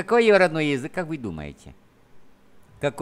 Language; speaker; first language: Russian; non-native, fluent; Vietnamese